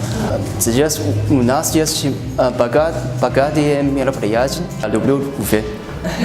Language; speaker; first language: Russian; non-native, learner; Chinese